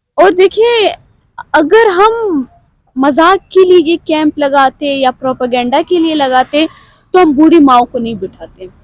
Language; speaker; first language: Urdu; non-native, local second language; Baluchi